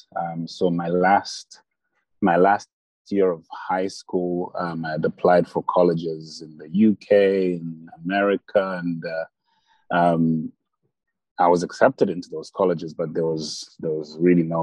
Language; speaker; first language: English; non-native, local second language; Bemba